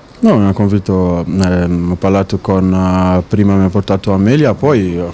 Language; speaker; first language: Italian; non-native, learner; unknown